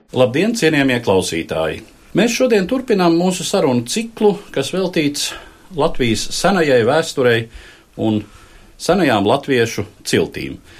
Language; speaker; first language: Latvian; native; Latvian